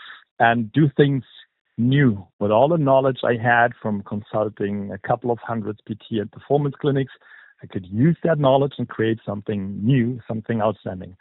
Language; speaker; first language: English; non-native, fluent; German